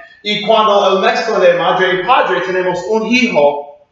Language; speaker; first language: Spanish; non-native, learner; English